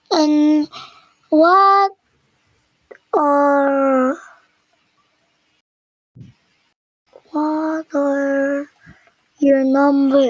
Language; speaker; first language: English; non-native, learner; Korean